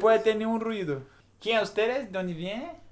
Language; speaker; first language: Spanish; non-native, learner; Portuguese